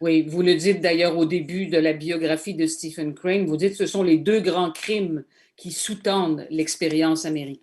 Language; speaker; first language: French; native; French